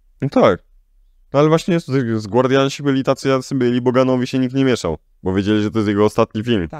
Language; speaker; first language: Polish; native; Polish